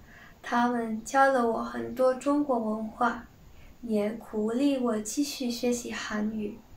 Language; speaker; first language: Chinese; non-native, learner; Spanish